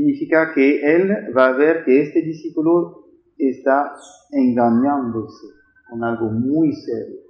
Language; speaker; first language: Spanish; non-native, fluent; French